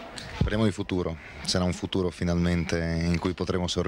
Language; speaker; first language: Italian; native; Italian